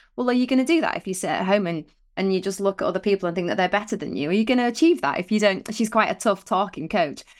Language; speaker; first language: English; native; English